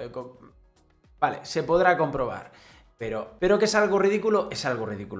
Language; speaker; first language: Spanish; native; Spanish